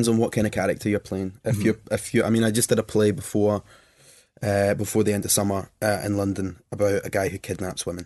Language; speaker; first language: English; native; English